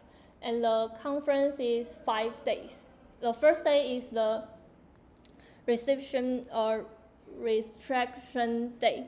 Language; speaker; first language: English; non-native, learner; Chinese